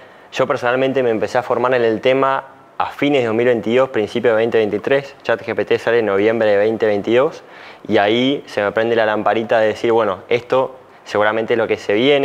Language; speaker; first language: Spanish; native; Spanish